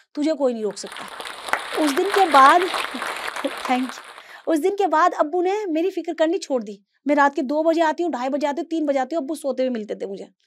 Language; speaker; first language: Hindi; native; Hindi